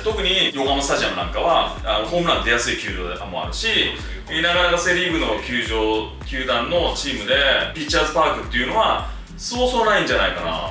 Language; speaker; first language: Japanese; native; Japanese